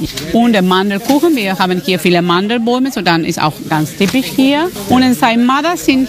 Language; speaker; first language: German; non-native, fluent; Catalan